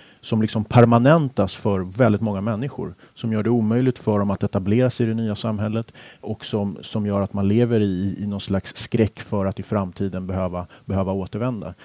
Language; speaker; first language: Swedish; native; Swedish